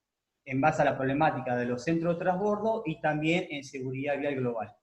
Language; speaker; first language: Spanish; native; Spanish